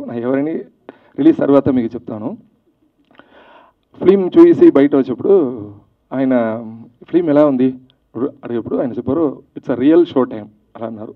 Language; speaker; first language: Telugu; early bilingual, heritage; Telugu